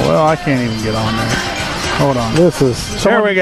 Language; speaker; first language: English; native; English